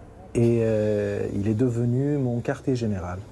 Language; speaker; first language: French; non-native, fluent; Persian